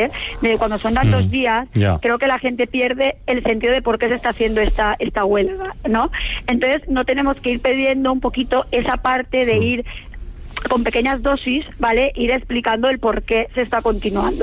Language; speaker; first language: Spanish; native; Spanish